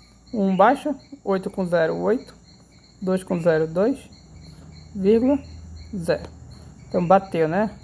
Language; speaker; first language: Portuguese; native; Portuguese